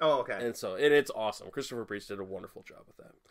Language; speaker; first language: English; native; English